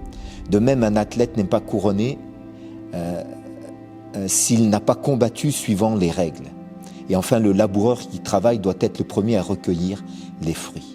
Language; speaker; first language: French; native; French